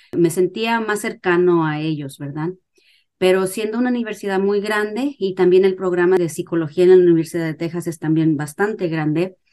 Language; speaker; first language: Spanish; early bilingual, heritage; Spanish